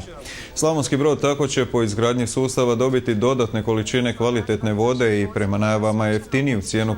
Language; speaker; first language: Croatian; native; Croatian